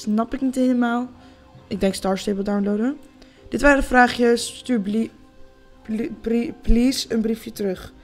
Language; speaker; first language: Dutch; native; Dutch